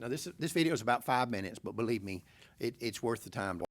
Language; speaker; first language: English; native; English